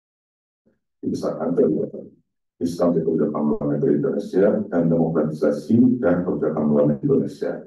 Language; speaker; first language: Indonesian; non-native, fluent; Turkish